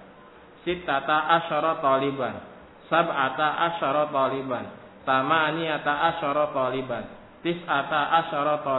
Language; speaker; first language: Arabic; non-native, fluent; Indonesian